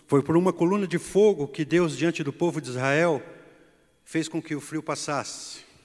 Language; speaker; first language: Portuguese; native; Portuguese